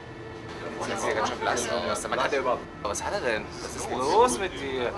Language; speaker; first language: German; native; German